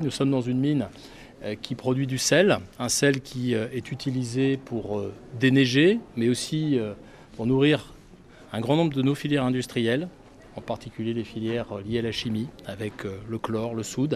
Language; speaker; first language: French; native; French